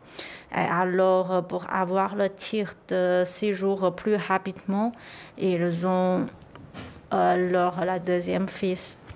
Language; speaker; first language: French; non-native, learner; Chinese